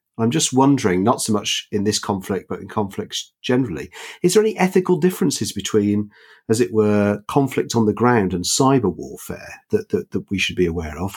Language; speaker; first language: English; native; English